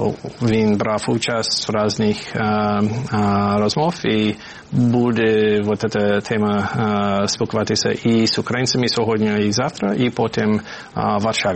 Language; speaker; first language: Ukrainian; non-native, fluent; English